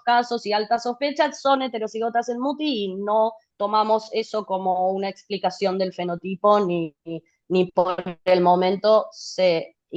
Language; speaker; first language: Spanish; native; Spanish